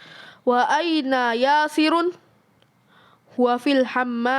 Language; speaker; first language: Arabic; non-native, learner; Indonesian